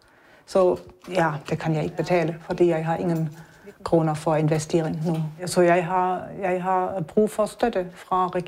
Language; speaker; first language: Danish; non-native, learner; German